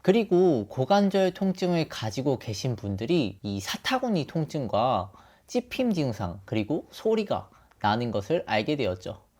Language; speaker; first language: Korean; native; Korean